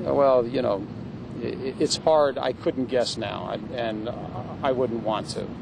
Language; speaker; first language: English; native; English